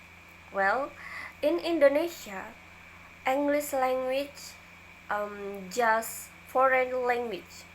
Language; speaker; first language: English; non-native, learner; Indonesian